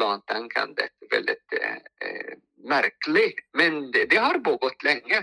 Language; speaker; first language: Swedish; non-native, fluent; Arabic